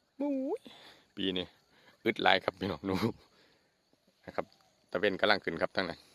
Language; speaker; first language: Thai; non-native, local second language; Northeastern Thai